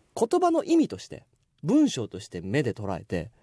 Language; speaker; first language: Japanese; native; Japanese